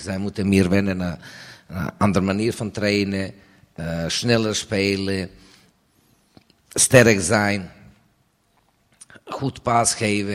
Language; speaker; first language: Dutch; non-native, fluent; Serbian